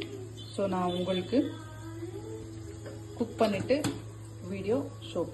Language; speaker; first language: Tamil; non-native, local second language; Urdu